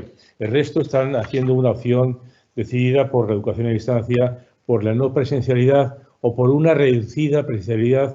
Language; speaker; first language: Spanish; native; Spanish